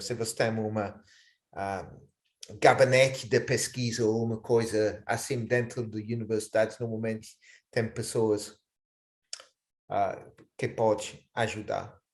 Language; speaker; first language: Portuguese; non-native, fluent; English